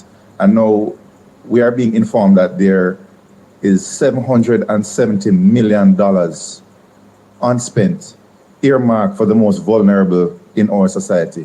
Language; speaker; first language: English; native; English